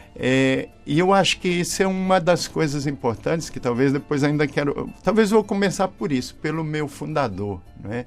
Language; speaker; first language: Portuguese; native; Portuguese